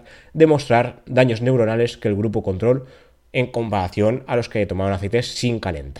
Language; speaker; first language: Spanish; native; Spanish